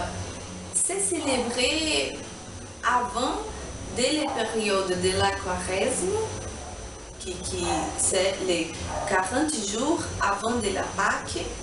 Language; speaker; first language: French; non-native, learner; Portuguese